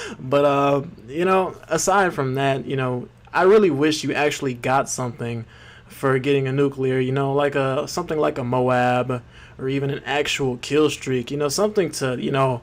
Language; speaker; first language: English; native; English